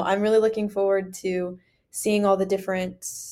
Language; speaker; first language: English; native; English